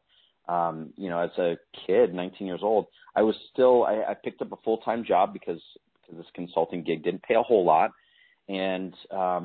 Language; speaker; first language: English; native; English